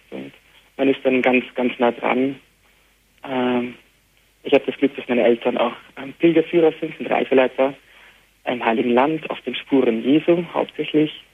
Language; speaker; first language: German; early bilingual, heritage; Arabic